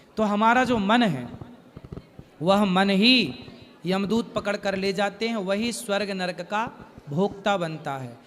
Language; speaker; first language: Hindi; native; Hindi